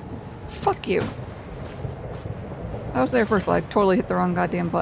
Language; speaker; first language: English; native; English